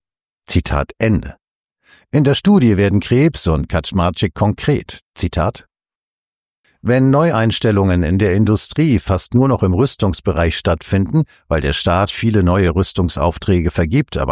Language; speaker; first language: German; native; German